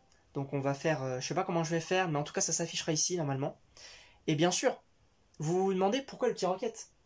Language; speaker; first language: French; native; French